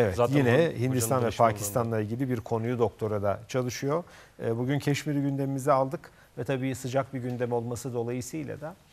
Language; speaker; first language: Turkish; native; Turkish